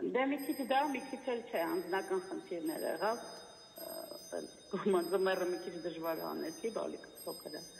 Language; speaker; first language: Armenian; native; Armenian